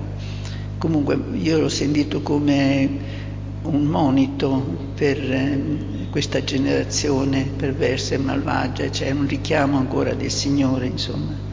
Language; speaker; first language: Italian; native; Italian